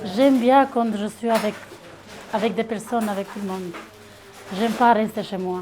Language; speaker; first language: French; non-native, learner; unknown